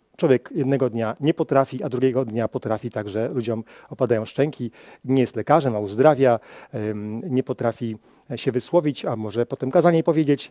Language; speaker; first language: Polish; native; Polish